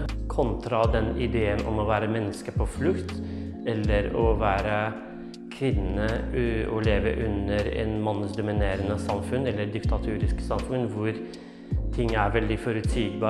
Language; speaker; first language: Norwegian; non-native, fluent; Kurdish